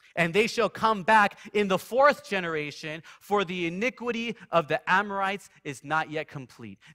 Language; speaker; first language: English; native; English